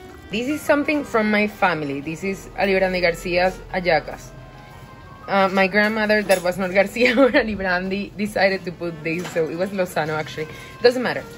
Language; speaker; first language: English; non-native, fluent; Spanish